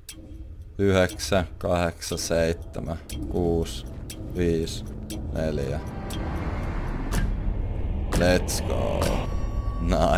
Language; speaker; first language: Finnish; native; Finnish